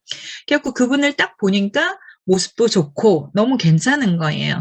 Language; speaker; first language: Korean; native; Korean